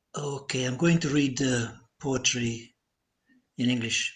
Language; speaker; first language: English; non-native, fluent; Hungarian